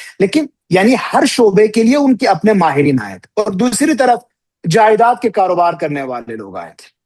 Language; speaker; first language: Urdu; non-native, local second language; Balti